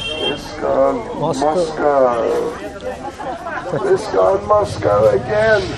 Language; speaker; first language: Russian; non-native, learner; English